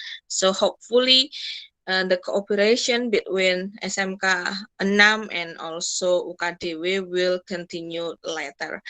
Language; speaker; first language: English; non-native, fluent; Indonesian